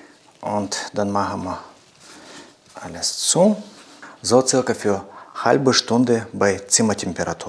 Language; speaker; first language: German; non-native, fluent; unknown